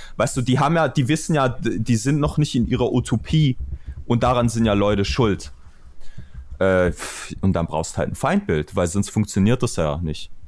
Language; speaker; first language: German; early bilingual, other home language; Albanian